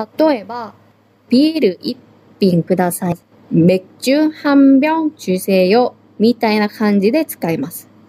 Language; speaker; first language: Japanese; non-native, fluent; Korean